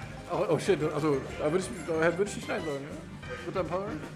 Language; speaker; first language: German; native; German